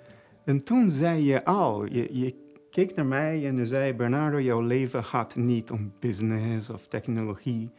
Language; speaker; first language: Dutch; non-native, fluent; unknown